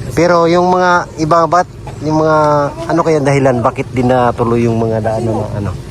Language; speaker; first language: Filipino; non-native, local second language; Cebuano